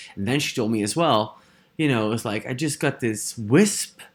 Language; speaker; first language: English; non-native, fluent; Dutch